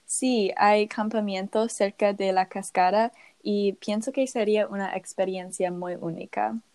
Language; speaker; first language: Spanish; non-native, learner; English